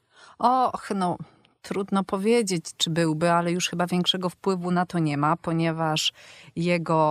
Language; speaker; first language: Polish; native; Polish